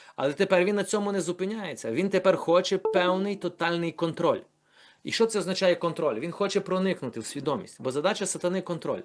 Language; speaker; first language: Ukrainian; native; Ukrainian